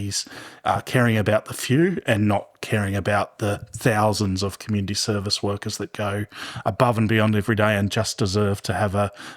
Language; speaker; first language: English; native; English